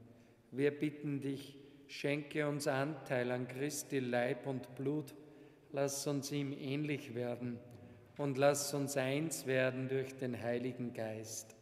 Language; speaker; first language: German; native; German